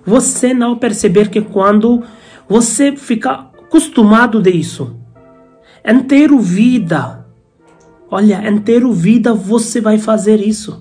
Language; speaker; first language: Portuguese; non-native, learner; Hindi